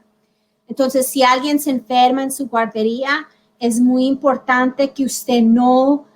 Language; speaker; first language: Spanish; early bilingual, heritage; Spanish